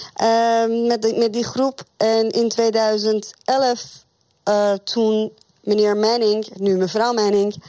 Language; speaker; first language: Dutch; non-native, fluent; Persian